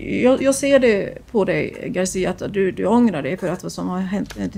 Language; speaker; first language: Swedish; native; Swedish